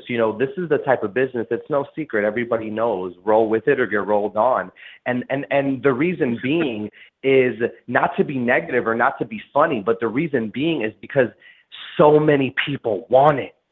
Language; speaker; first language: English; native; English